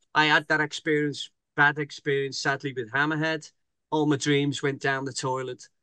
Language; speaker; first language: English; native; English